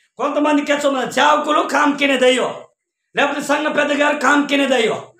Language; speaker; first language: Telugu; non-native, local second language; Koya